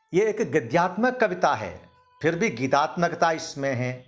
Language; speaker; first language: Hindi; non-native, local second language; Malayalam